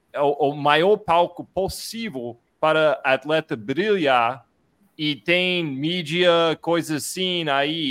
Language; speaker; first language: Portuguese; non-native, fluent; English